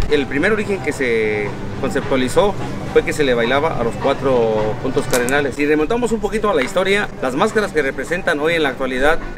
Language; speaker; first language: Spanish; non-native, local second language; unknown